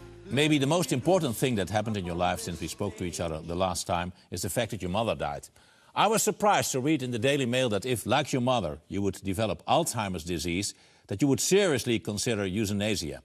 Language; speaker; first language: English; non-native, fluent; Dutch